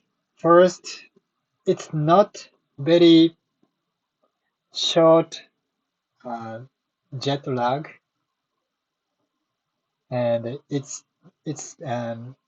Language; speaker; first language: English; non-native, learner; Japanese